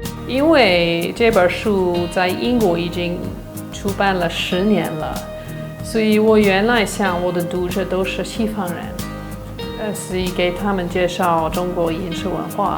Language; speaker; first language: Chinese; non-native, fluent; English